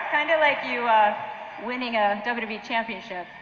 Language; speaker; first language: English; native; English